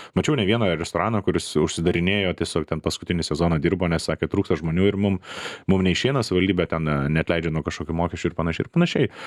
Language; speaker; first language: Lithuanian; native; Lithuanian